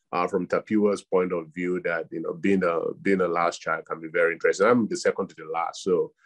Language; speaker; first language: English; non-native, local second language; Yoruba